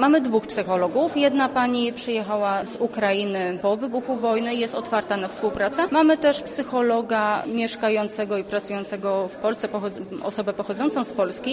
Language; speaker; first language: Polish; native; Polish